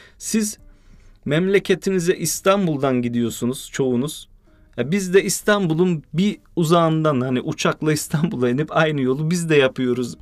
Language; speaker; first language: Turkish; early bilingual, heritage; Turkish